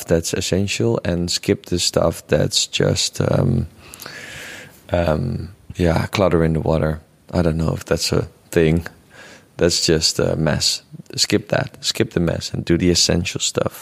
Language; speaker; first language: English; non-native, fluent; Dutch